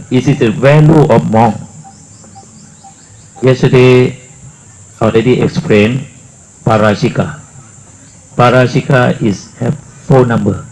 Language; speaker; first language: English; non-native, learner; Thai